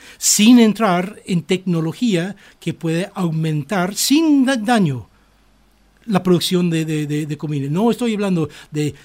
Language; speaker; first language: Spanish; non-native, fluent; English